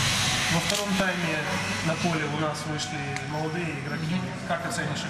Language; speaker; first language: Russian; native; Russian